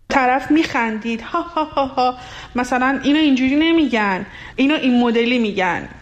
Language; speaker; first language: Persian; non-native, local second language; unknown